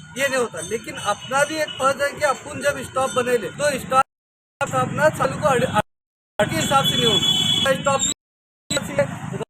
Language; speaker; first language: Hindi; non-native, local second language; Urdu